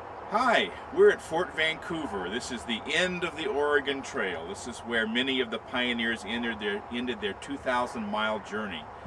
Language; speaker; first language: English; native; English